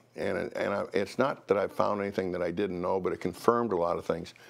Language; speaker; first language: English; native; English